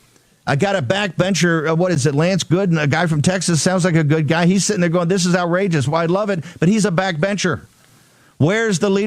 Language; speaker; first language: English; native; English